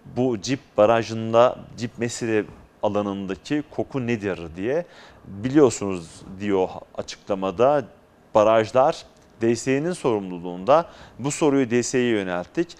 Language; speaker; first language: Turkish; native; Turkish